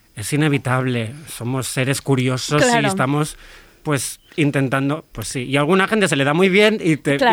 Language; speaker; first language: Spanish; native; Spanish